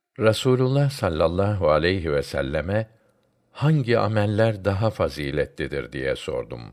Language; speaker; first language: Turkish; native; Turkish